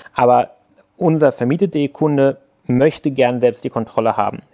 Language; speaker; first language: German; native; German